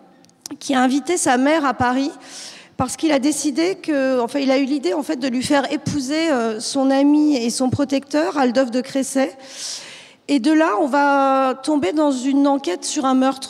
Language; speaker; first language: French; native; French